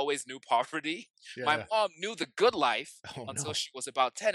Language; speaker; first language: English; non-native, local second language; Yoruba